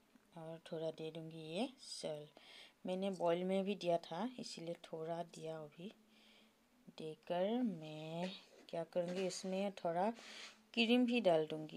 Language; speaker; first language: Hindi; non-native, local second language; Assamese